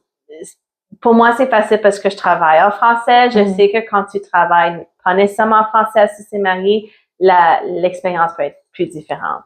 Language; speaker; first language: French; early bilingual, other home language; Italian